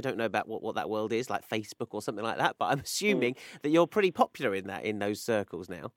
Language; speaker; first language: English; native; English